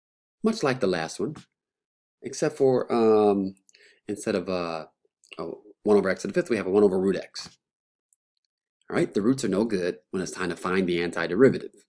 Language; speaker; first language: English; native; English